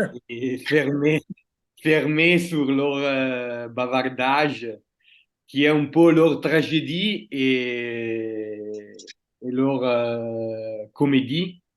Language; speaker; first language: French; non-native, fluent; Italian